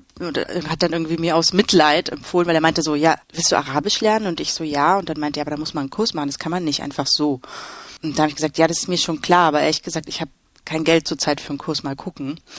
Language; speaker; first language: German; native; German